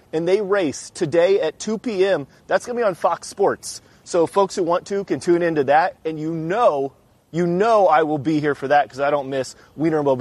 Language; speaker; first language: English; native; English